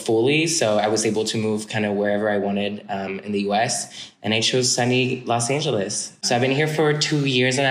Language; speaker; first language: English; non-native, fluent; French